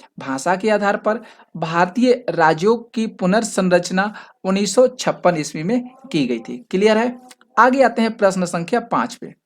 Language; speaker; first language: Hindi; native; Hindi